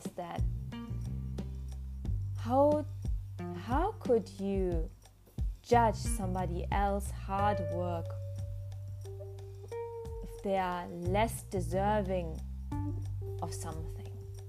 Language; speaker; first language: English; non-native, fluent; German